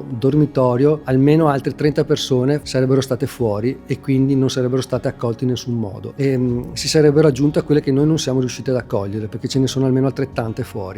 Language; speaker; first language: Italian; native; Italian